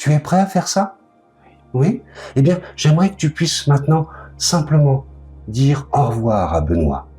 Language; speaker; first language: French; native; French